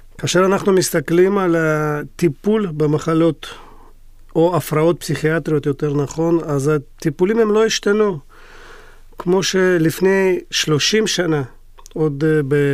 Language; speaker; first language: Hebrew; non-native, fluent; Russian